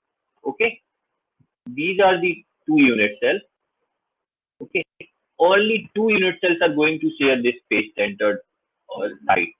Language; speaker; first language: English; non-native, local second language; Hindi